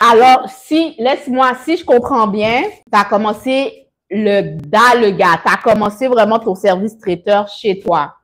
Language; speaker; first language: French; early bilingual, other home language; Haitian Creole